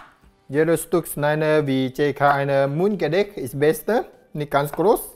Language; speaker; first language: German; non-native, learner; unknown